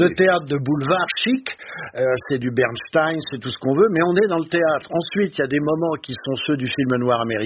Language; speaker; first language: French; native; French